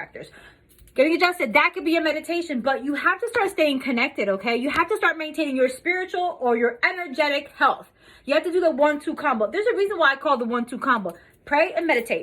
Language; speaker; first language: English; native; English